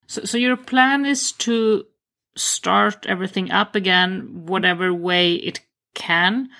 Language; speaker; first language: English; non-native, fluent; Swedish